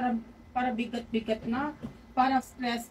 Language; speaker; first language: Filipino; non-native, learner; Punjabi